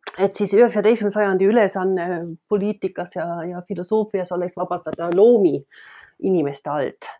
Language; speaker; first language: Estonian; non-native, fluent; German